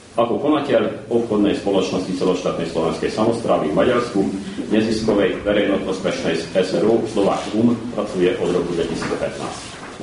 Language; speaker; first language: Slovak; early bilingual, heritage; Slovak